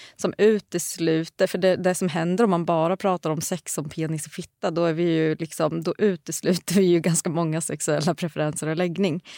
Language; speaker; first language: Swedish; native; Swedish